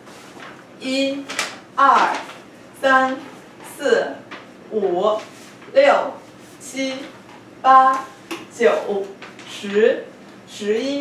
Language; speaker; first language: Chinese; non-native, fluent; English